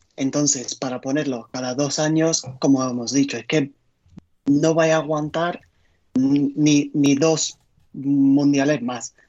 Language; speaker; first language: Spanish; non-native, fluent; English